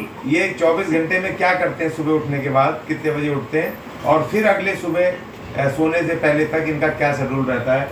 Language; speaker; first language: Hindi; native; Hindi